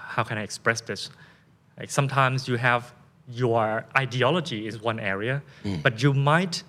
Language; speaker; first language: English; non-native, fluent; Thai